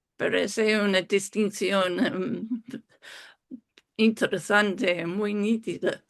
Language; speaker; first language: Spanish; non-native, fluent; English